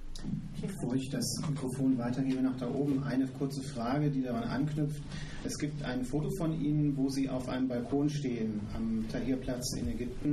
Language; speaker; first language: German; native; German